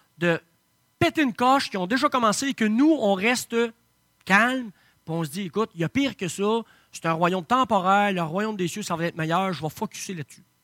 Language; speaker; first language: French; native; French